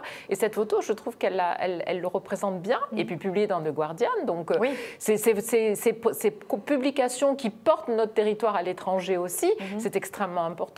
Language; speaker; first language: French; native; French